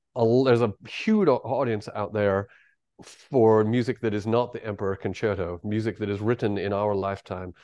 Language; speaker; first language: English; native; English